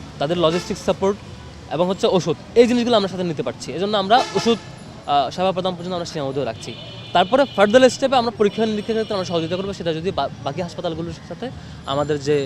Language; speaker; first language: Bangla; native; Bangla